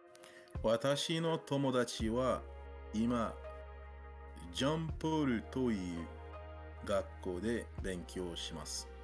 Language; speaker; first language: Japanese; non-native, learner; French